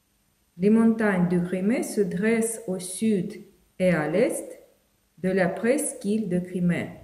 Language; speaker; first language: French; non-native, fluent; Ukrainian